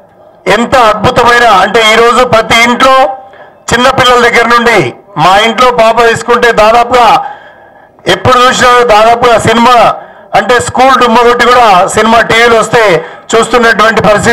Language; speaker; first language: Telugu; native; Telugu